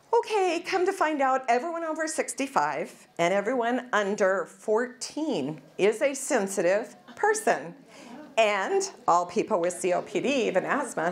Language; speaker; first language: English; native; English